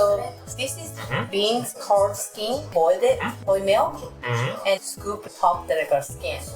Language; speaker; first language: English; non-native, learner; Japanese